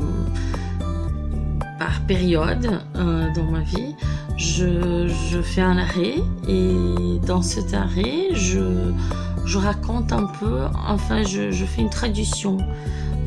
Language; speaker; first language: French; non-native, fluent; Portuguese